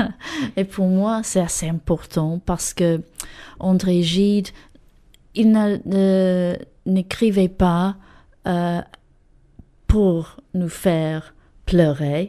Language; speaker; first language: French; non-native, fluent; English